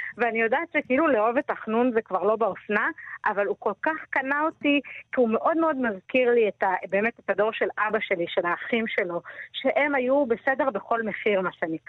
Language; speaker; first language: Hebrew; native; Hebrew